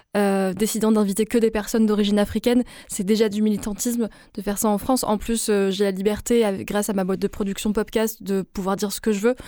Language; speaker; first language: French; non-native, local second language; Arabic